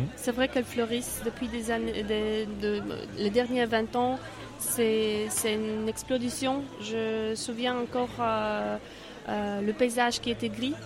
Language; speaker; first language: French; non-native, learner; Polish